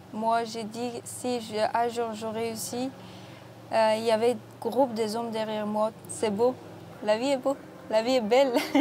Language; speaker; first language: French; non-native, learner; Persian